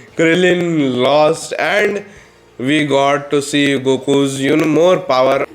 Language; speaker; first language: English; non-native, local second language; Marathi